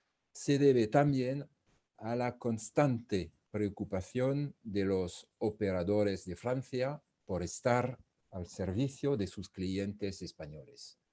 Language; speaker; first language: Spanish; non-native, fluent; French